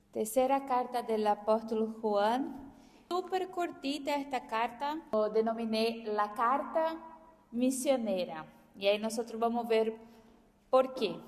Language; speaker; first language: Spanish; non-native, fluent; Portuguese